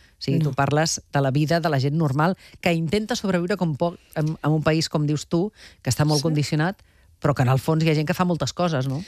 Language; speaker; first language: Catalan; native; Catalan